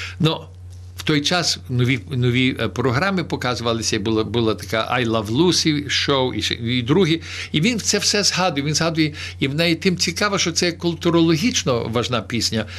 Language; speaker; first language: Ukrainian; early bilingual, heritage; Ukrainian